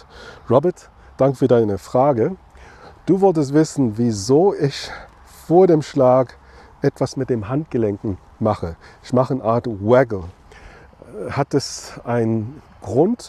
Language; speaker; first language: German; non-native, fluent; English